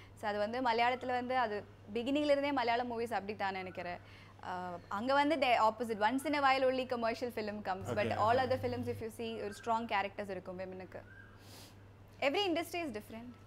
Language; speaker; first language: Tamil; non-native, local second language; Malayalam